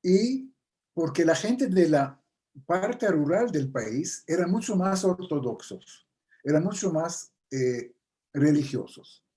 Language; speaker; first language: Spanish; non-native, fluent; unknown